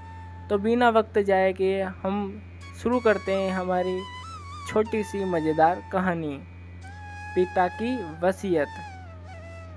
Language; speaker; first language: Hindi; native; Hindi